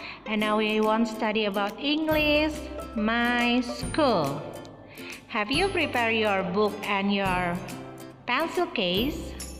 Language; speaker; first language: English; non-native, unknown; Indonesian